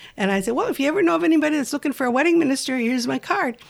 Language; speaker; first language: English; native; English